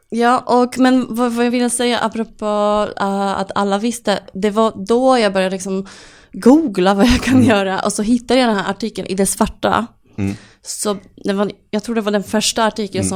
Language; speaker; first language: Swedish; non-native, fluent; Polish